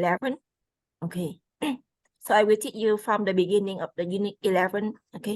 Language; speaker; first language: English; non-native, fluent; Vietnamese